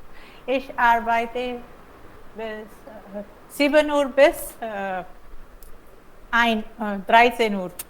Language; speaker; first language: German; non-native, learner; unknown